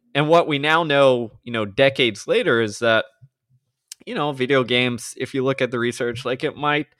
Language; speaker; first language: English; native; English